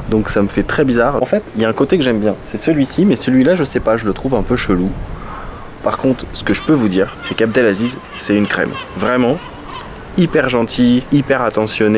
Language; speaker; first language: French; native; French